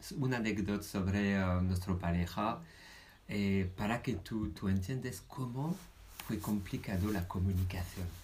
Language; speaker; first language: Spanish; non-native, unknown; French